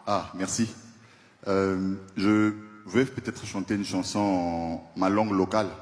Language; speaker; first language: French; non-native, local second language; Kongo